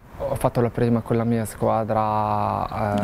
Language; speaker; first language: Italian; non-native, learner; Arabic